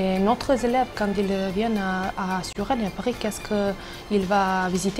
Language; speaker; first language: French; non-native, learner; Serbian